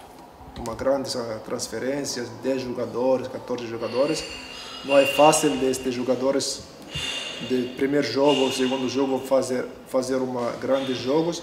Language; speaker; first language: Portuguese; non-native, learner; Arabic